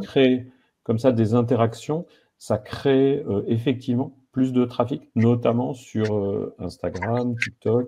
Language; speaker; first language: French; native; French